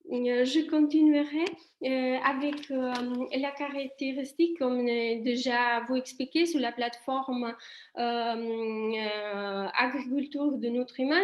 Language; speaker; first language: French; non-native, fluent; Italian